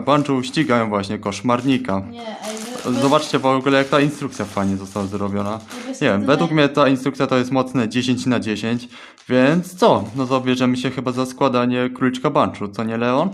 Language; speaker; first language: Polish; native; Polish